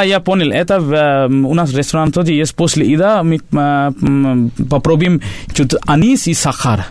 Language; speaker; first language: Russian; non-native, learner; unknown